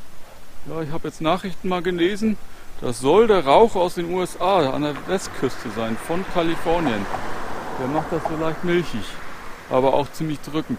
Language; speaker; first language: German; native; German